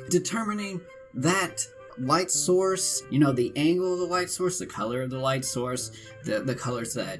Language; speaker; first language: English; native; English